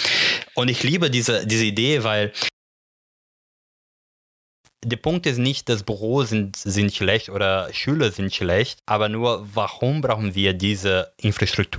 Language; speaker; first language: German; non-native, learner; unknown